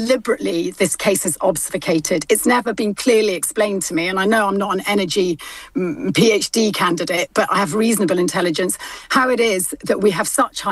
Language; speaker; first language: English; native; English